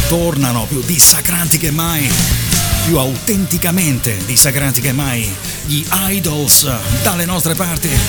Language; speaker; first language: Italian; native; Italian